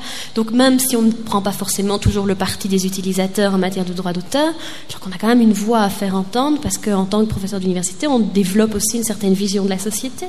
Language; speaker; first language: French; native; French